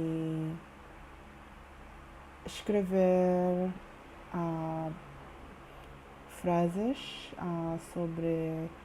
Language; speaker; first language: Portuguese; non-native, learner; English